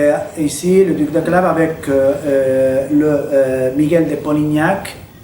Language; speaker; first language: French; non-native, fluent; Spanish